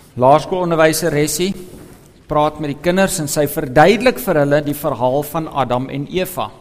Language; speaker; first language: Afrikaans; non-native, local second language; English